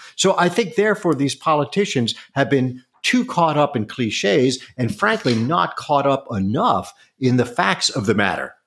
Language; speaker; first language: English; native; English